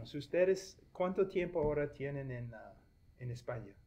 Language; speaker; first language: Spanish; non-native, fluent; English